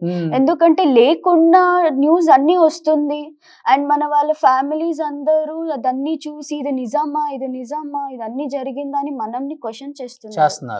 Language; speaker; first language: Telugu; non-native, local second language; Kannada